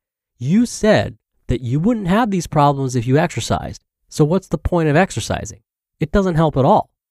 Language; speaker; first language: English; native; English